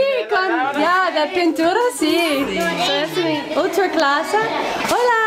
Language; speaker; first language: Spanish; non-native, learner; English